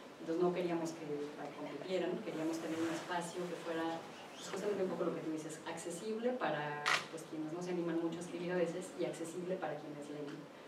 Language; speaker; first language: Spanish; native; Spanish